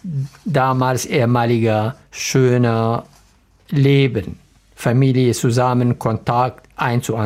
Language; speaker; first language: German; non-native, learner; Arabic